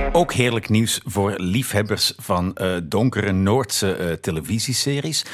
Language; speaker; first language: Dutch; native; Dutch